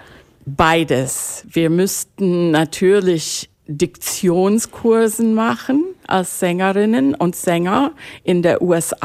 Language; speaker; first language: German; non-native, fluent; English